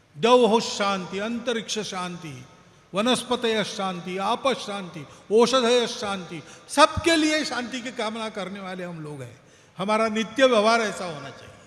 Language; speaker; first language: Hindi; non-native, local second language; Marathi